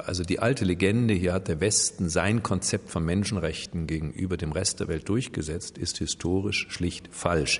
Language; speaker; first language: German; native; German